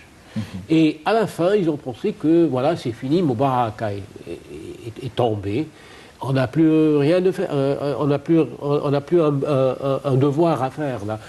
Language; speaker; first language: French; non-native, fluent; Arabic